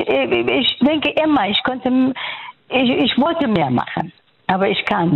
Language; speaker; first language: German; non-native, fluent; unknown